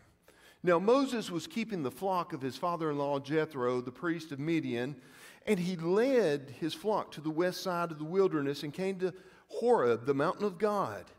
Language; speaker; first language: English; native; English